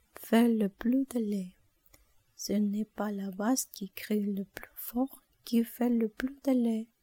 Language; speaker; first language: French; non-native, learner; Spanish